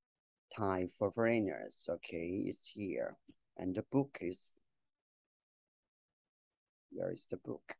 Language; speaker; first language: English; non-native, fluent; Thai